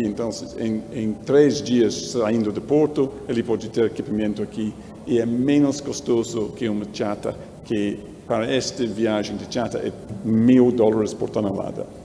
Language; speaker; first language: Portuguese; non-native, learner; English